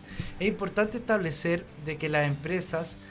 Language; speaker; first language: Spanish; native; Spanish